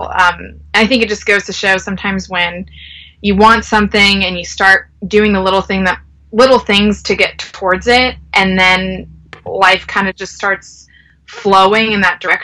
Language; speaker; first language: English; native; English